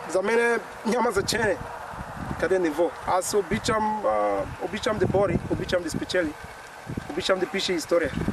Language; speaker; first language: Bulgarian; non-native, learner; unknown